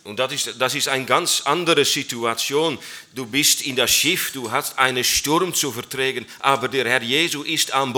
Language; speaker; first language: German; non-native, learner; Dutch